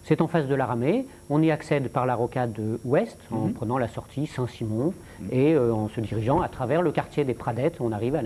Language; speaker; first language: French; native; French